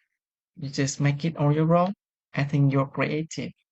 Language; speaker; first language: English; non-native, fluent; Vietnamese